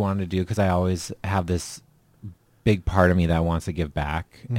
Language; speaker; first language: English; native; English